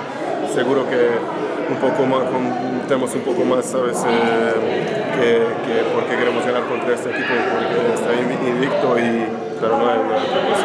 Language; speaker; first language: Spanish; non-native, fluent; Hungarian